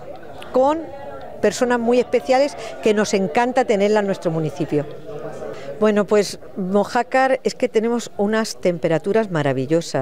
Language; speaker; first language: Spanish; native; Spanish